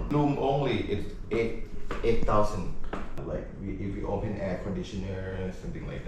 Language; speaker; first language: English; non-native, fluent; Thai